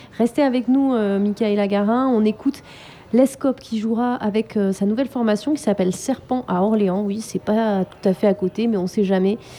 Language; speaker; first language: French; native; French